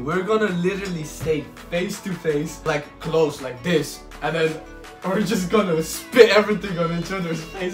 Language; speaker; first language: English; non-native, fluent; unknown